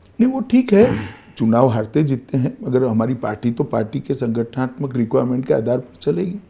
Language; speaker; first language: Hindi; non-native, local second language; Gujarati